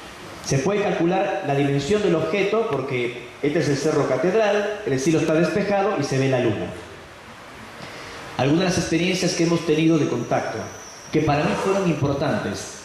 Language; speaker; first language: Spanish; native; Spanish